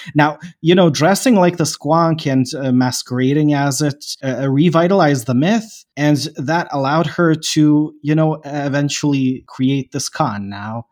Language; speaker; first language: English; non-native, fluent; Bosnian